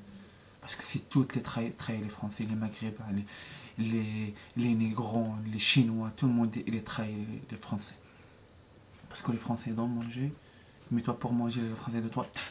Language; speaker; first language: French; non-native, learner; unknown